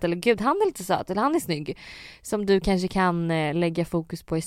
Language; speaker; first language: Swedish; native; Swedish